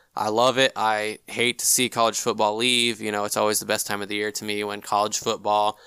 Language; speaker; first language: English; native; English